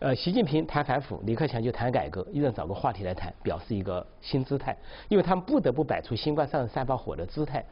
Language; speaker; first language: Chinese; native; Chinese